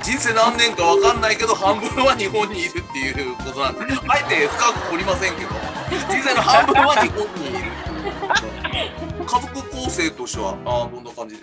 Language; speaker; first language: Japanese; native; Japanese